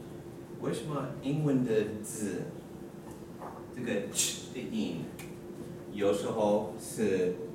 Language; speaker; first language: Chinese; non-native, learner; English